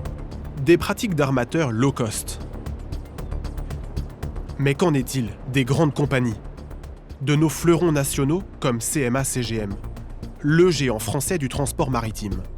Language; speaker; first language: French; native; French